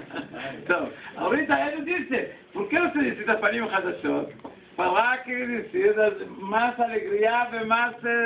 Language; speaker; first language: Spanish; non-native, learner; Hebrew